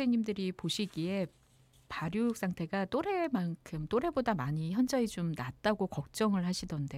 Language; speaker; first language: Korean; native; Korean